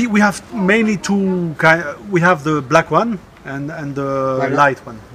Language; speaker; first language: English; non-native, learner; French